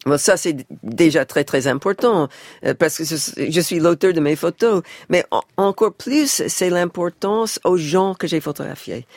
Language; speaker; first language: French; non-native, fluent; English